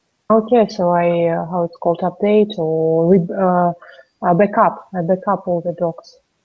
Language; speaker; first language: English; non-native, fluent; Russian